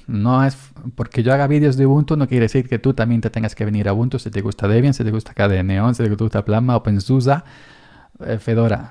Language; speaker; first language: Spanish; native; Spanish